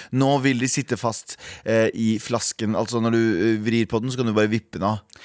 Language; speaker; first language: Norwegian; early bilingual, other home language; Kurdish